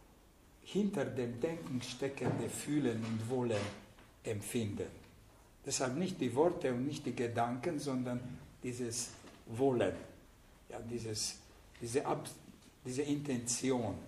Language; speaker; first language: German; non-native, fluent; Hungarian